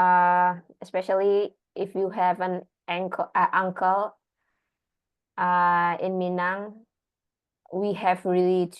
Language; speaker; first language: English; non-native, learner; Indonesian